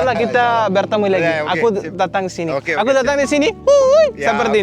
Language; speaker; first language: Indonesian; non-native, learner; Malayalam